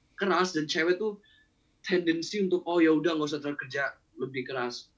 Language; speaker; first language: Indonesian; early bilingual, heritage; Indonesian